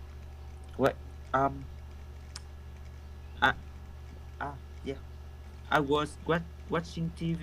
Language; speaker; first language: English; non-native, learner; Vietnamese